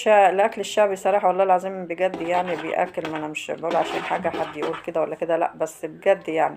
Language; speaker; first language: Arabic; native; Arabic